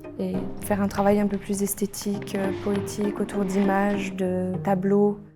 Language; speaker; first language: French; early bilingual, other home language; Polish